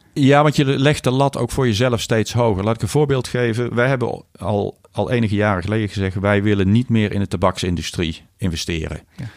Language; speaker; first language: Dutch; native; Dutch